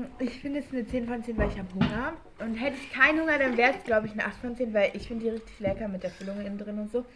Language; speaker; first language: German; native; German